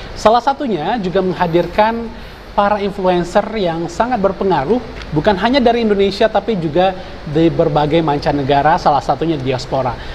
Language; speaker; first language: Indonesian; native; Indonesian